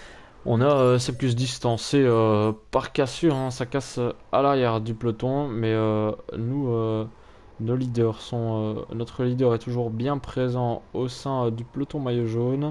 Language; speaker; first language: French; native; French